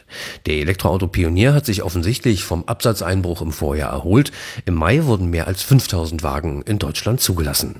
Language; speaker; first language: German; native; German